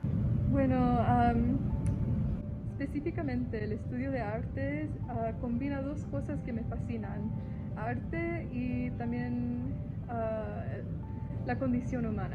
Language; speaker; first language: Spanish; early bilingual, heritage; Spanish